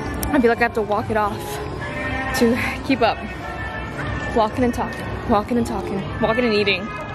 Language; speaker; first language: English; early bilingual, other home language; Spanish